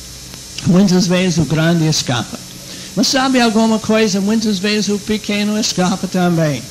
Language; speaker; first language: Portuguese; non-native, fluent; English